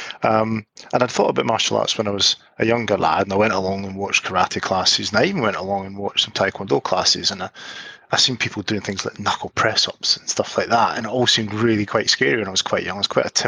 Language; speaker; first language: English; native; English